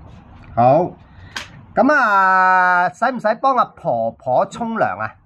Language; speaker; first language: Cantonese; native; Cantonese